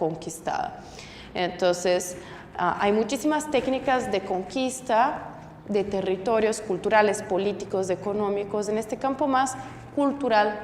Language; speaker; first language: Spanish; non-native, fluent; Portuguese